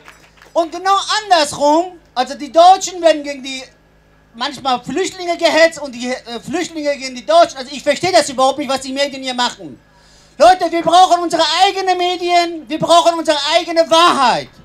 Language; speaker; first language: German; non-native, fluent; Persian